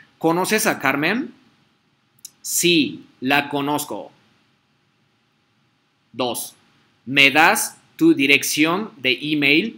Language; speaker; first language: Spanish; non-native, fluent; Japanese